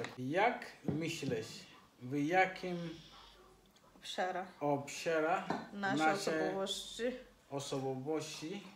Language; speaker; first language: Polish; non-native, learner; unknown